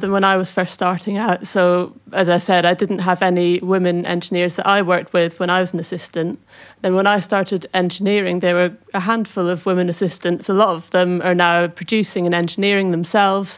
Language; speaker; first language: English; native; English